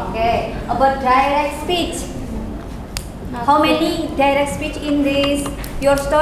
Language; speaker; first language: English; non-native, learner; Indonesian